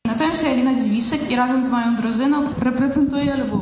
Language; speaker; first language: Polish; early bilingual, heritage; Polish